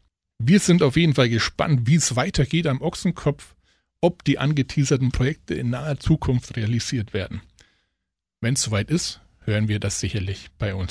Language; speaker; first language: German; native; German